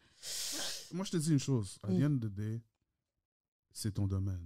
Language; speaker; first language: French; early bilingual, heritage; French